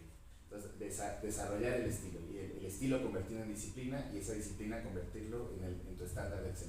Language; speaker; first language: Spanish; native; Spanish